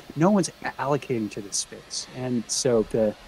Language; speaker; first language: English; native; English